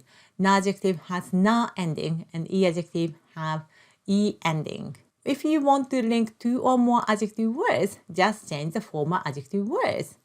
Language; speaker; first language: English; non-native, local second language; Japanese